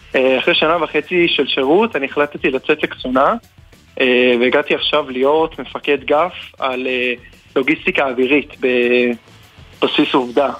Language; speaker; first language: Hebrew; non-native, fluent; English